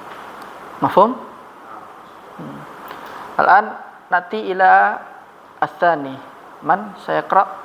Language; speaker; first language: Arabic; non-native, fluent; Indonesian